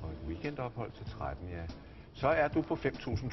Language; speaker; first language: Danish; native; Danish